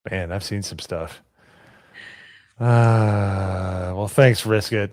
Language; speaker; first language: English; native; English